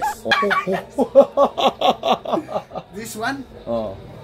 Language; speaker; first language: English; non-native, learner; Arabic